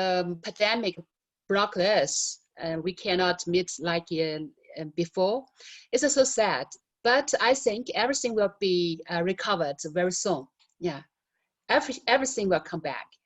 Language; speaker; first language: English; non-native, learner; Chinese